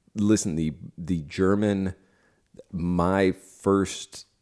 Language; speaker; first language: English; native; English